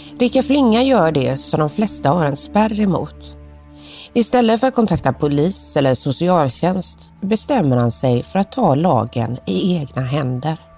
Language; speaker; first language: Swedish; native; Swedish